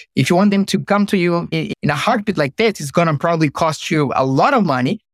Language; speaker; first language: English; non-native, fluent; Portuguese